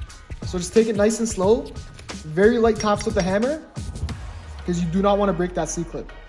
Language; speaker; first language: English; native; English